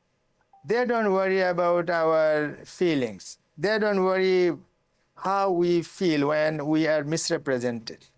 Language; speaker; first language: English; non-native, local second language; Bangla